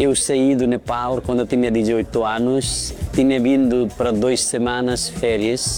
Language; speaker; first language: Portuguese; non-native, fluent; Nepali